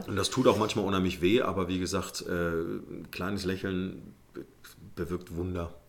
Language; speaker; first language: German; early bilingual, other home language; Arabic